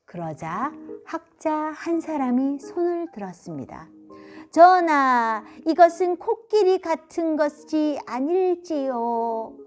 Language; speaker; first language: Korean; native; Korean